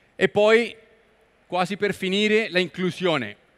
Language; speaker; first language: Italian; non-native, learner; Spanish